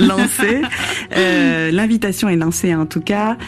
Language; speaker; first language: French; native; French